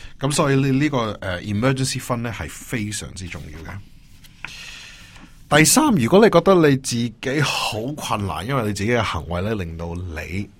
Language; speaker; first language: Cantonese; early bilingual, heritage; Cantonese